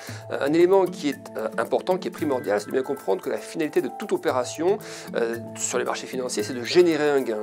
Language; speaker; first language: French; native; French